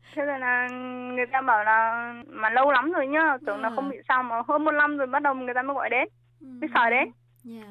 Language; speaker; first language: Vietnamese; native; Vietnamese